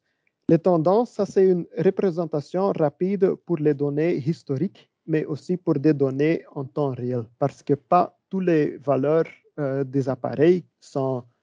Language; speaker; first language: French; non-native, learner; Dutch